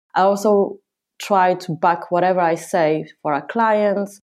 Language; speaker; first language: English; non-native, fluent; Polish